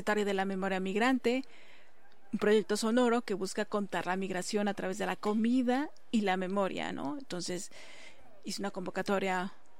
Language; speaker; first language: Spanish; native; Spanish